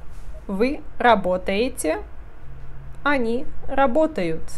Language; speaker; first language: Russian; non-native, fluent; Portuguese